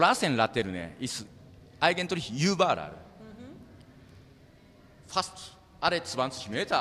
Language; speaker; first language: German; non-native, learner; Japanese